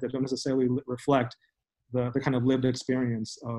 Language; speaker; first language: English; early bilingual, other home language; Spanish